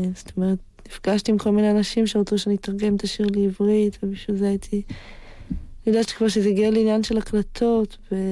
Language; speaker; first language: Hebrew; native; Hebrew